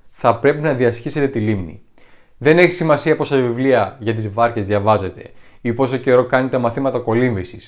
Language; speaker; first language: Greek; native; Greek